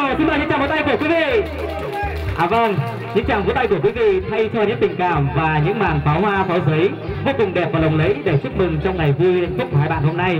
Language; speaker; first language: Vietnamese; native; Vietnamese